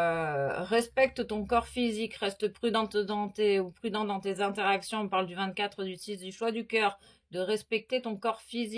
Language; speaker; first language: French; native; French